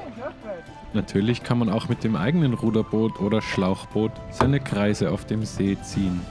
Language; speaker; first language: German; native; German